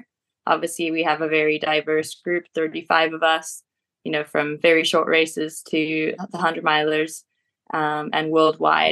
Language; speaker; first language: English; native; English